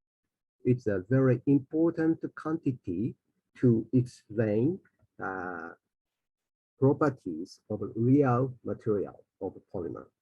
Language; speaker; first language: English; non-native, fluent; Japanese